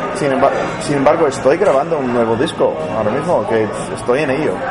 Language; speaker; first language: Spanish; non-native, fluent; English